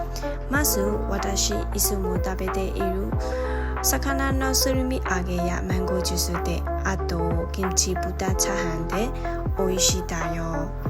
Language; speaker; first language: Japanese; non-native, learner; Burmese